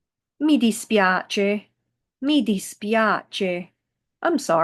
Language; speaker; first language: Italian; non-native, fluent; English